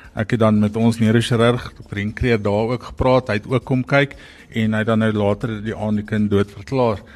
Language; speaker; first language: Afrikaans; native; Afrikaans